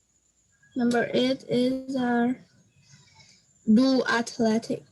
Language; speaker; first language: English; non-native, learner; Vietnamese